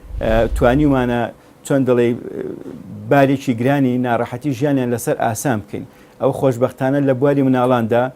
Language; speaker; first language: Central Kurdish; native; Central Kurdish